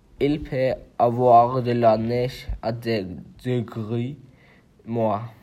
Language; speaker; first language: French; non-native, learner; Norwegian